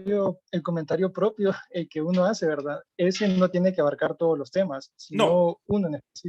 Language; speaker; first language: Spanish; native; Spanish